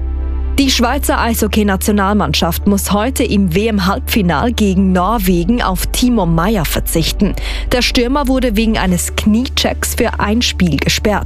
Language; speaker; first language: German; native; German